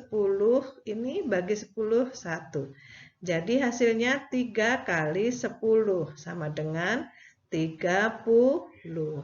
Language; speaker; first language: Indonesian; native; Indonesian